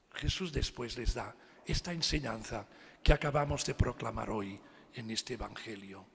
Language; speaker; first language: Spanish; non-native, local second language; Catalan